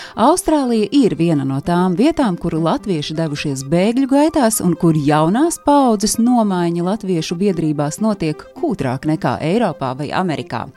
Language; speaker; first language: Latvian; native; Latvian